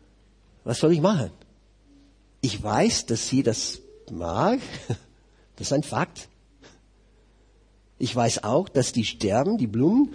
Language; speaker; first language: German; non-native, fluent; English